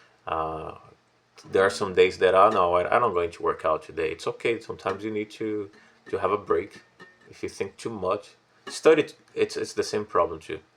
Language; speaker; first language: English; non-native, fluent; Portuguese